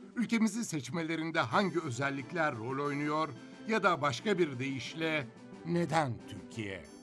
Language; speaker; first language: Turkish; native; Turkish